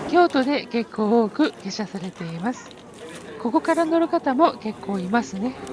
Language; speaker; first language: Japanese; native; Japanese